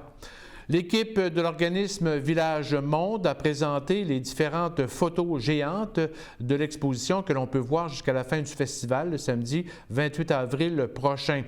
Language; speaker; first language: French; native; French